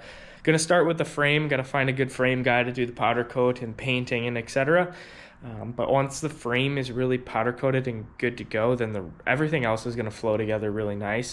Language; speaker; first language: English; native; English